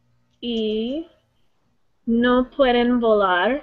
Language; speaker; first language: Spanish; non-native, learner; English